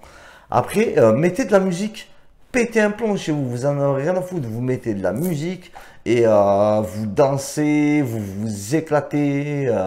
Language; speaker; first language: French; native; French